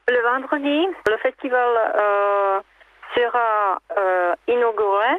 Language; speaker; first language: French; non-native, learner; Czech